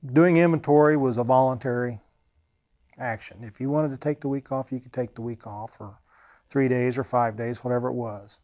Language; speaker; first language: English; native; English